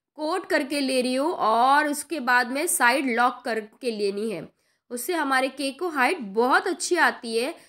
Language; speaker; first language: Hindi; non-native, local second language; Marathi